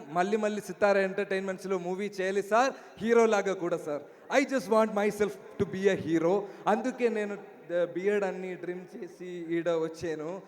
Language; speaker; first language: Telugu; non-native, learner; Malayalam